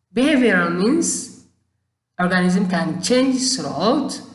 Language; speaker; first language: English; non-native, local second language; Amharic